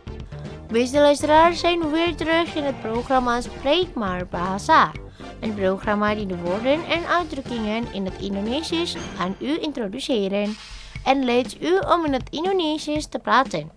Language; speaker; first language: Dutch; non-native, fluent; Indonesian